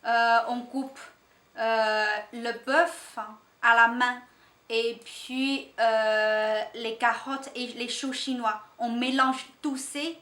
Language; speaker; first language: French; non-native, learner; Chinese